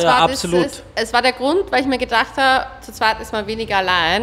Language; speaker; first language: German; native; German